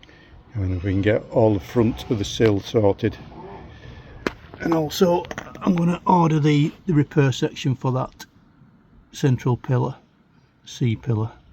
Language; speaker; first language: English; native; English